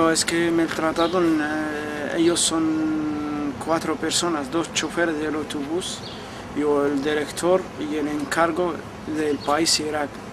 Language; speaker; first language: Spanish; non-native, learner; Arabic